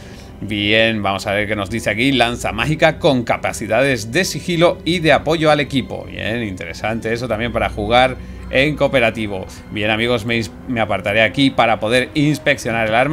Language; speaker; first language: Spanish; native; Spanish